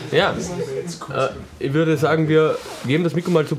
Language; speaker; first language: German; native; German